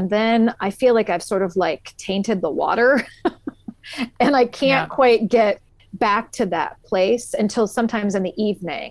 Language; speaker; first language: English; native; English